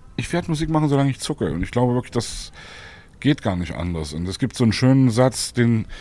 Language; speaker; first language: German; native; German